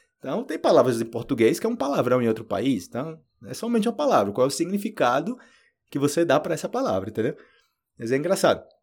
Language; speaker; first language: Portuguese; native; Portuguese